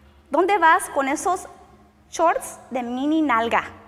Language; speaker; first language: Spanish; early bilingual, other home language; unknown